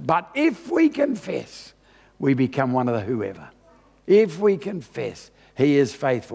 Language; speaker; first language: English; native; English